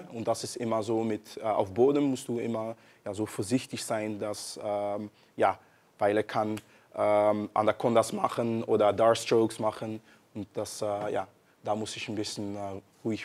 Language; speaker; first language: German; non-native, learner; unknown